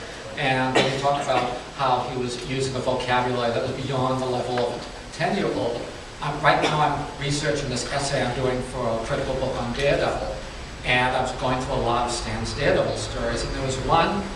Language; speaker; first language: English; native; English